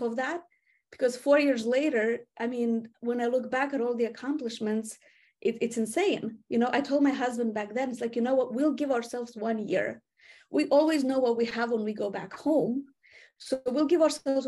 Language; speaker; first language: English; non-native, fluent; Romanian